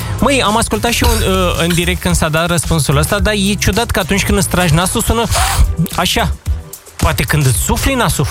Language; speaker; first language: Romanian; native; Romanian